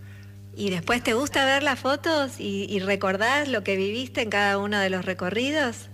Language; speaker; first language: Spanish; native; Spanish